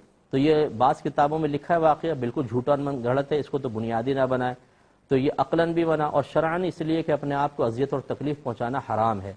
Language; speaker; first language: Urdu; native; Urdu